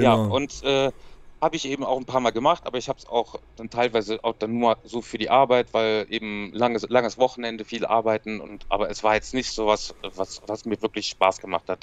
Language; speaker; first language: German; native; German